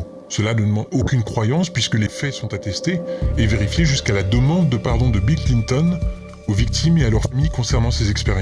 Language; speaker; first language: French; native; French